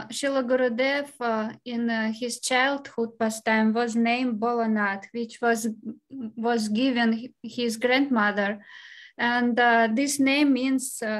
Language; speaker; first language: English; non-native, fluent; Russian